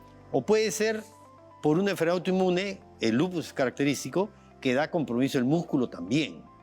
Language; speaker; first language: Spanish; native; Spanish